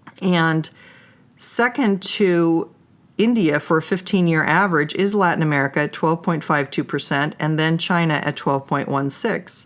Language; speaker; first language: English; native; English